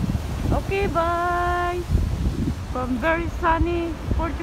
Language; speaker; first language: English; non-native, local second language; Filipino